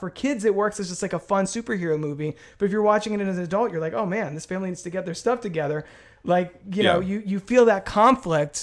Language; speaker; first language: English; native; English